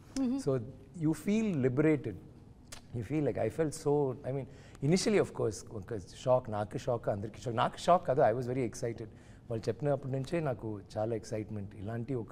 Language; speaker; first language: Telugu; non-native, learner; Tamil